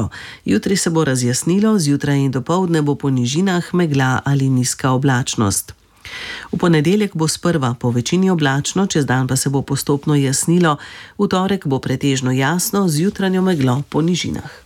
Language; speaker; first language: Slovenian; native; Slovenian